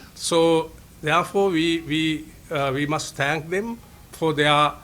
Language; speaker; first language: English; non-native, local second language; Sinhala